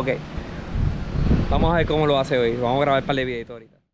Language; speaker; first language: Spanish; native; Spanish